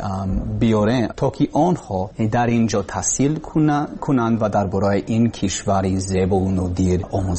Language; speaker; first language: Persian; non-native, learner; English